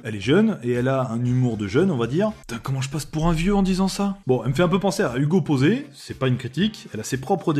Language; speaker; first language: French; native; French